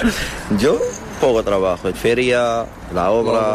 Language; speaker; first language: Spanish; non-native, learner; Arabic